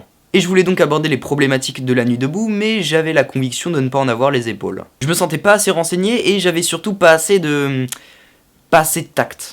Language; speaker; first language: French; native; French